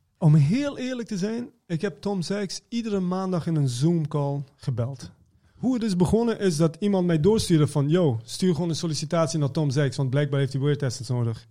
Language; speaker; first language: Dutch; early bilingual, other home language; Persian